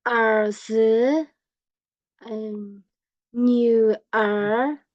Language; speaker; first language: Chinese; non-native, learner; Burmese